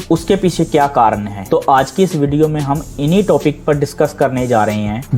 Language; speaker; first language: Hindi; non-native, local second language; Punjabi